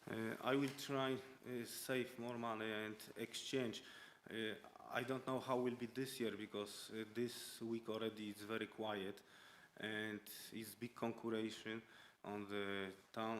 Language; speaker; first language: English; non-native, learner; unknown